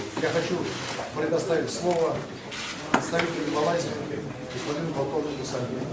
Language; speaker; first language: Russian; native; Russian